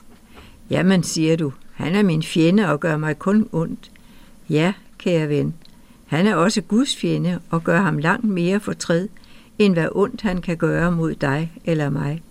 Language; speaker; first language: Danish; native; Danish